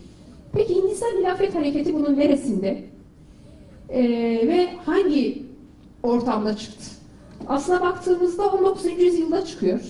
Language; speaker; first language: Turkish; native; Turkish